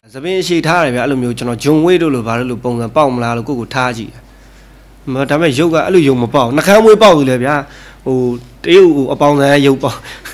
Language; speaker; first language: Burmese; native; Burmese